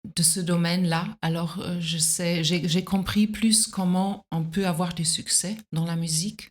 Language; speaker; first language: French; non-native, fluent; German